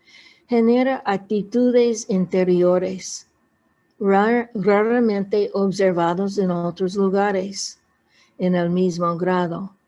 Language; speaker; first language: Spanish; non-native, fluent; English